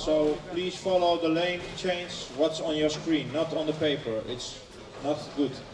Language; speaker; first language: English; non-native, fluent; Dutch